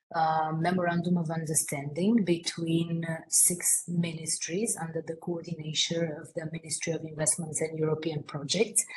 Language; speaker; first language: English; non-native, fluent; Romanian